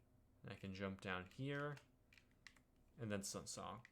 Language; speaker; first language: English; native; English